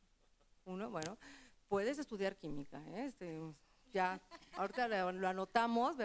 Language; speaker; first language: Spanish; native; Spanish